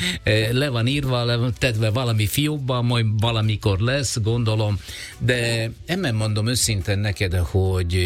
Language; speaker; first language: Hungarian; non-native, learner; Italian